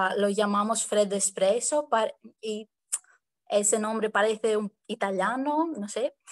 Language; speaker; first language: Spanish; non-native, fluent; Greek